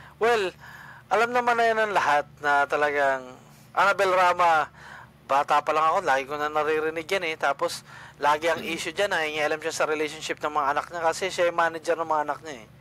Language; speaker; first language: Filipino; non-native, local second language; Cebuano